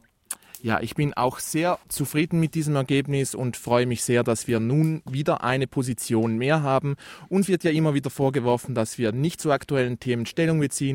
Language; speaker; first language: German; native; German